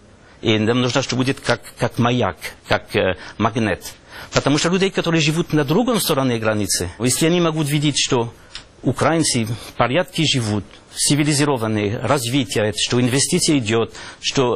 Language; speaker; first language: Russian; non-native, learner; French